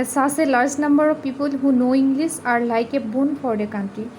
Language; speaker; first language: English; non-native, local second language; Assamese